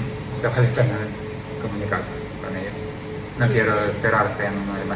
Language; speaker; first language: Spanish; non-native, learner; Ukrainian